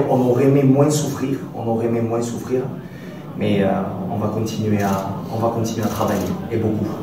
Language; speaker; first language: French; native; French